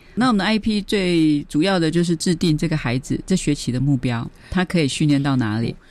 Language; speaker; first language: Chinese; native; Chinese